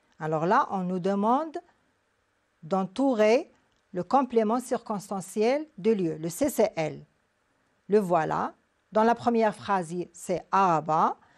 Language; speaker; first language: French; non-native, local second language; Arabic